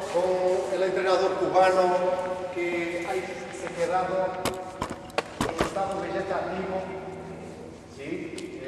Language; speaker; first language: Spanish; non-native, learner; Portuguese